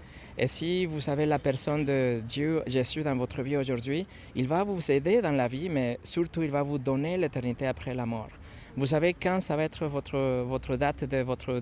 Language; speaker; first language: French; non-native, fluent; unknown